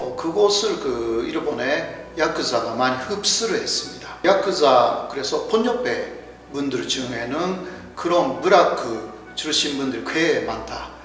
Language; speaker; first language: Korean; non-native, fluent; Japanese